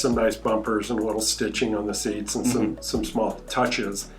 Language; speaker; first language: English; native; English